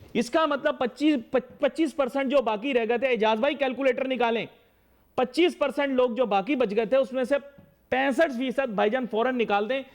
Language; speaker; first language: Urdu; native; Urdu